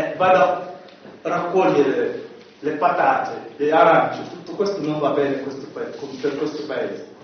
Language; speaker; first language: Italian; non-native, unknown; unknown